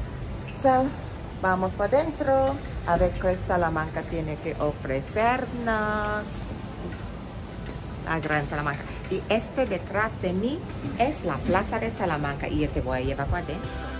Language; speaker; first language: Spanish; non-native, learner; English